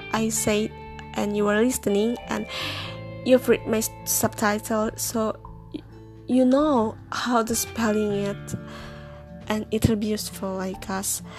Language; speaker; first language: English; non-native, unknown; Indonesian